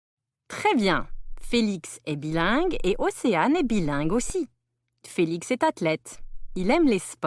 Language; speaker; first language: French; non-native, fluent; English